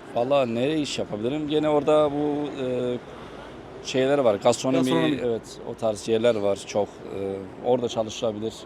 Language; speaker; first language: Turkish; native; Turkish